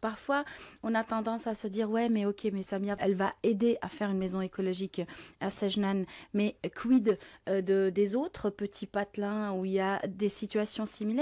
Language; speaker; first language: French; non-native, local second language; Arabic